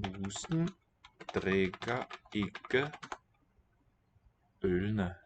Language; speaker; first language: Danish; non-native, learner; English